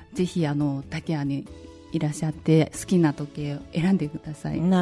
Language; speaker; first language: Japanese; non-native, fluent; Chinese